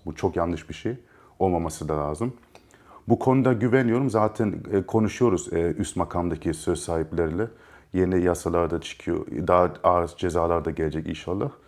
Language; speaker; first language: Turkish; early bilingual, heritage; Turkish